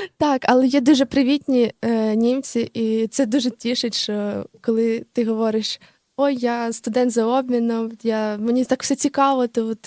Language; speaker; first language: Ukrainian; native; Ukrainian